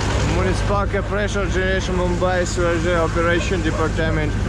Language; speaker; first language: English; non-native, learner; Russian